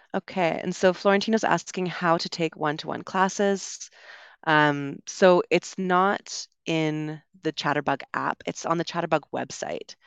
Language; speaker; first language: English; native; English